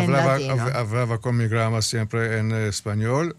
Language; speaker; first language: Spanish; early bilingual, heritage; Spanish